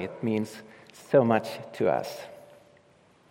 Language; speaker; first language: English; non-native, fluent; Swedish